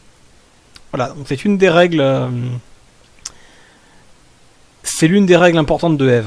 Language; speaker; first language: French; native; French